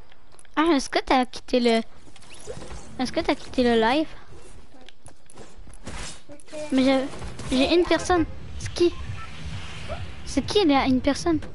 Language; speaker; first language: French; native; French